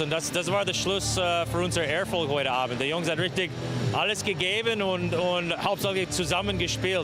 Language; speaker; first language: German; non-native, fluent; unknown